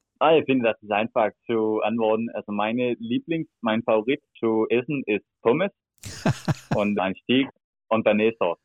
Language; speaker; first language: German; non-native, learner; Danish